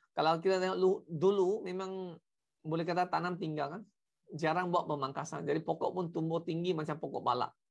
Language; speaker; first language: Malay; non-native, local second language; Chinese